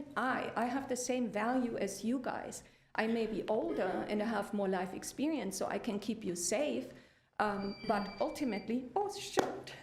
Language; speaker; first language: English; early bilingual, other home language; German